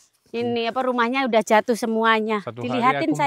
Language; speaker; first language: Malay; non-native, local second language; Javanese